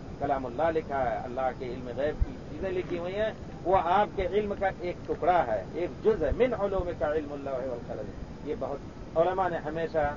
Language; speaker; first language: Urdu; native; Urdu